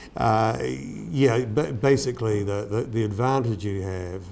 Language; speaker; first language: English; native; English